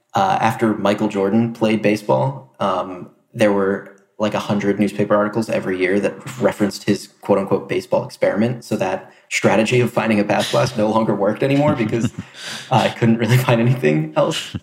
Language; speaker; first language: English; native; English